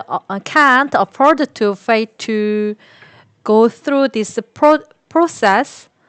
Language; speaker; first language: English; non-native, learner; Korean